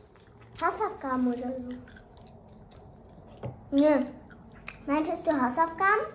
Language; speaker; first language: Vietnamese; early bilingual, heritage; Vietnamese